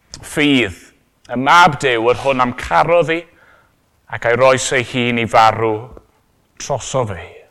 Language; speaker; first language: Welsh; native; Welsh